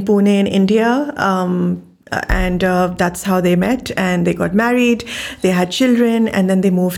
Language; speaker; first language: English; non-native, local second language; Urdu